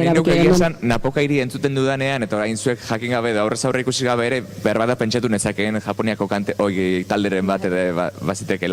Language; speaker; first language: Basque; native; Basque